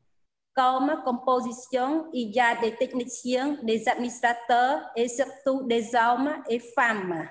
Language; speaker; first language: French; non-native, fluent; Khmer